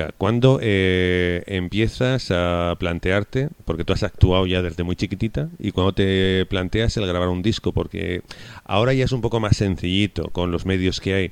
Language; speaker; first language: Spanish; native; Spanish